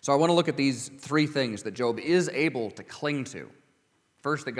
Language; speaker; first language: English; native; English